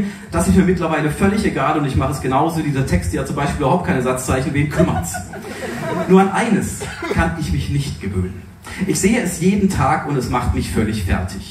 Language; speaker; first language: German; native; German